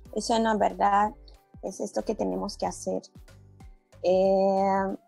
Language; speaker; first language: Spanish; non-native, learner; Portuguese